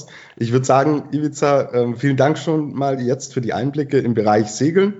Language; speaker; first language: German; native; German